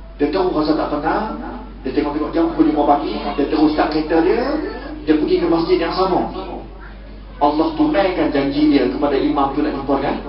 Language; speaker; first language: Malay; native; Malay